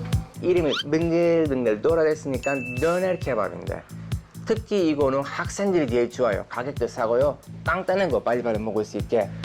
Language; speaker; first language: Korean; non-native, learner; Turkish